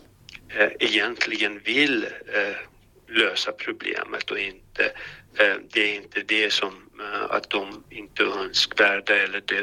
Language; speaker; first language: Swedish; non-native, fluent; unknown